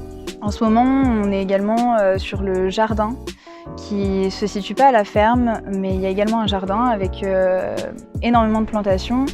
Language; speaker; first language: French; native; French